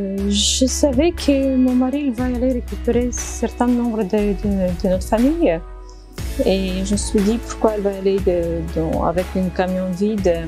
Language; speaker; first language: French; non-native, fluent; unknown